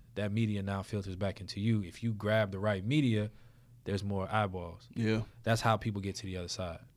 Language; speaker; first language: English; native; English